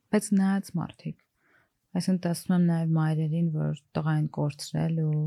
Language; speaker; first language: Armenian; early bilingual, heritage; Armenian